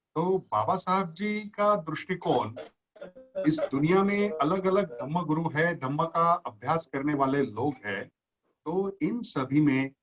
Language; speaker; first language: Hindi; non-native, local second language; Marathi